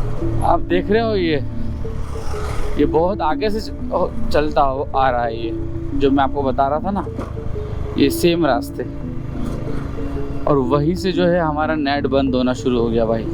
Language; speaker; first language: Hindi; native; Hindi